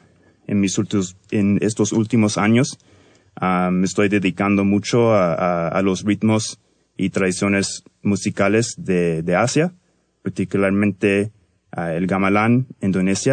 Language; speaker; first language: Spanish; early bilingual, heritage; Spanish